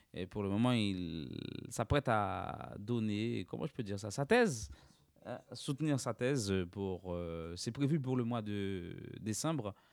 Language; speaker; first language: French; non-native, local second language; Haitian Creole